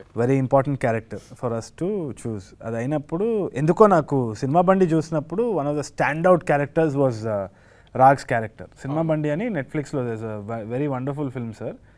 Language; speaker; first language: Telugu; native; Telugu